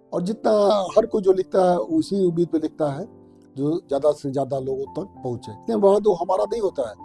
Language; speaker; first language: Hindi; non-native, local second language; Maithili